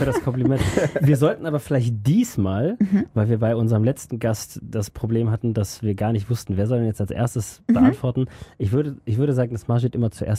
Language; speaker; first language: German; native; German